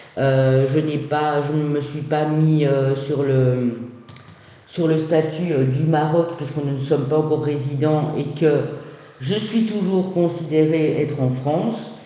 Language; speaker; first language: French; native; French